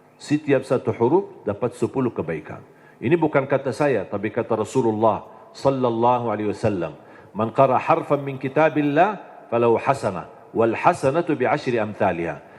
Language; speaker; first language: Indonesian; non-native, fluent; Arabic